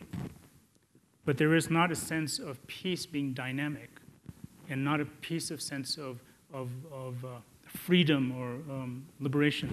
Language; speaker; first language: English; non-native, local second language; Tibetan